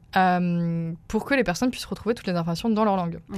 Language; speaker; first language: French; native; French